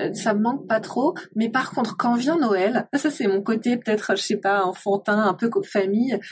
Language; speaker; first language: French; native; French